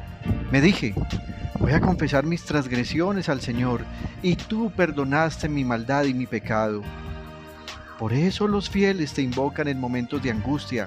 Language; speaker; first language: Spanish; native; Spanish